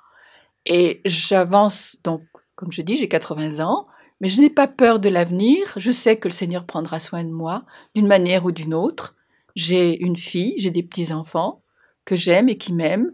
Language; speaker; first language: French; native; French